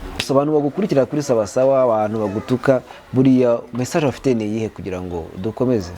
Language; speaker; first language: Kinyarwanda; native; Kinyarwanda